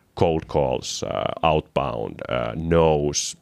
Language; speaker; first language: English; non-native, fluent; Finnish